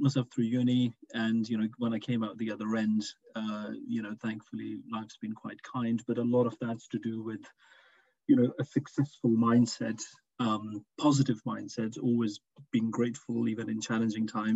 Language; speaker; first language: English; non-native, local second language; Urdu